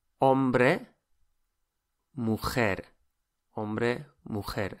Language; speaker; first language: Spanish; non-native, fluent; English